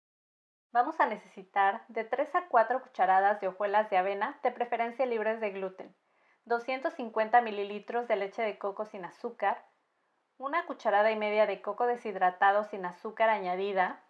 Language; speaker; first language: Spanish; native; Spanish